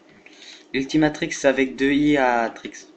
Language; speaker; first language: French; native; French